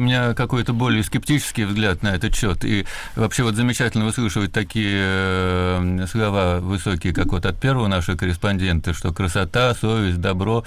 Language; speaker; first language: Russian; native; Russian